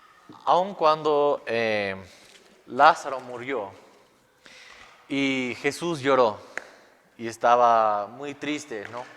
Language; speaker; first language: Spanish; non-native, fluent; English